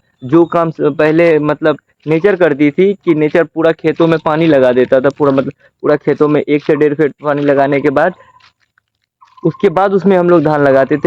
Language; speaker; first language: Hindi; native; Hindi